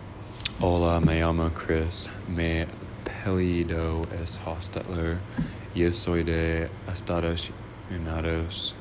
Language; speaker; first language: Spanish; non-native, learner; English